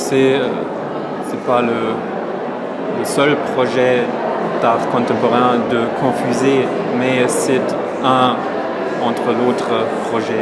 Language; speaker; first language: French; non-native, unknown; German